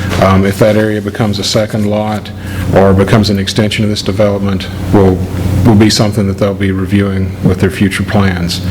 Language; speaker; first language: English; native; English